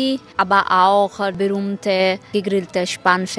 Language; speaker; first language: German; non-native, fluent; Italian